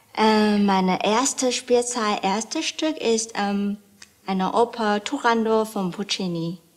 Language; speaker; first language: German; non-native, fluent; Chinese